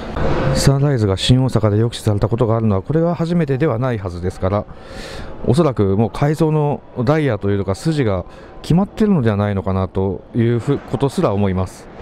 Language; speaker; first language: Japanese; native; Japanese